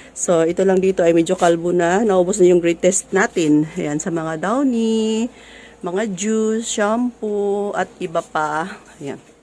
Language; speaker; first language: Filipino; non-native, local second language; Cebuano